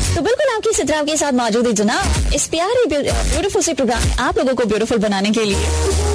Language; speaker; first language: Urdu; non-native, local second language; Sindhi